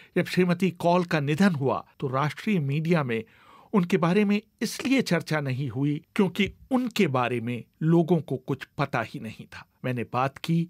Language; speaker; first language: Hindi; native; Hindi